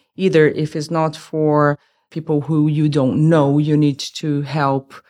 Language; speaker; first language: English; non-native, fluent; Portuguese